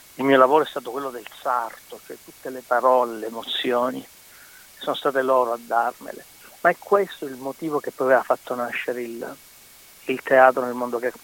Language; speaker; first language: Italian; native; Italian